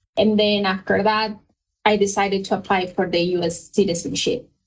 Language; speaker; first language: English; non-native, fluent; Spanish